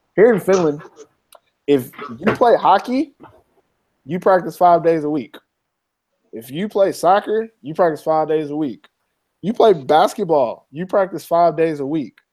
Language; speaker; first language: English; native; English